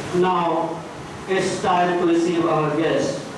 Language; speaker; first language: English; non-native, local second language; Urdu